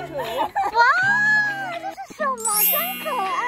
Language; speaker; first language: Chinese; native; Chinese